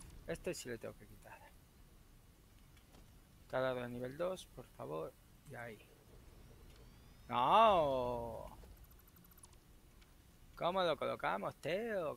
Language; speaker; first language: Spanish; native; Spanish